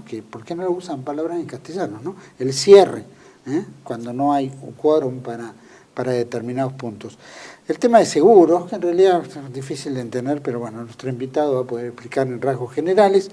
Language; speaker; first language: Spanish; native; Spanish